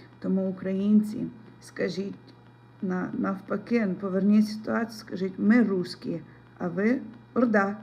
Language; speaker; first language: Ukrainian; non-native, local second language; Russian